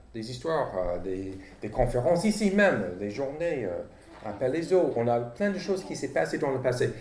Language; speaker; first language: French; non-native, fluent; English